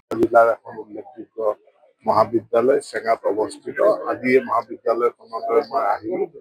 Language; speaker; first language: Assamese; non-native, local second language; Mising